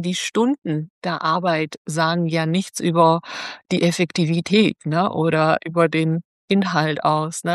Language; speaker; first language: German; native; German